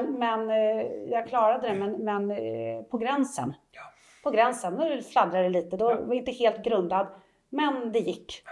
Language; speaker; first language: Swedish; native; Swedish